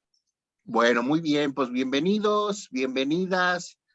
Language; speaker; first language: Spanish; native; Spanish